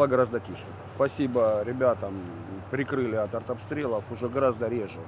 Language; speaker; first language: Russian; native; Russian